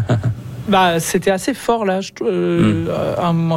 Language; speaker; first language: French; native; French